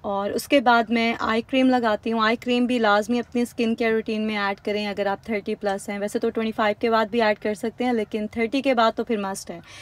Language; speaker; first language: Urdu; native; Urdu